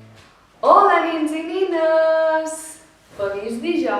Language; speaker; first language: Catalan; native; Catalan